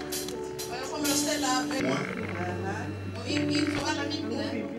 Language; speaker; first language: Swedish; non-native, fluent; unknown